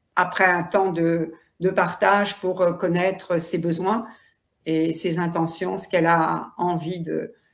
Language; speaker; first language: French; native; French